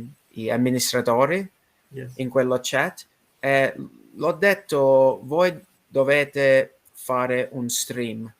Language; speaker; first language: Italian; non-native, learner; English